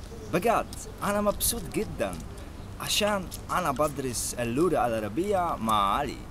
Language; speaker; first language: Arabic; non-native, learner; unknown